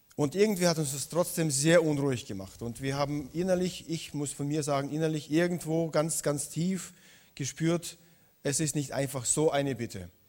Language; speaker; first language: German; non-native, fluent; Russian